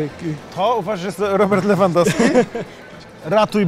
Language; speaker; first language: Polish; native; Polish